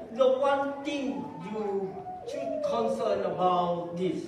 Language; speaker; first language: English; non-native, learner; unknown